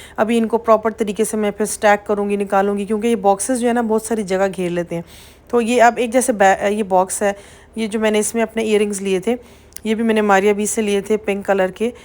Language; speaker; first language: Urdu; native; Urdu